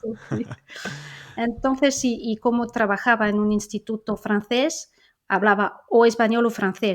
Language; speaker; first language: Spanish; non-native, fluent; French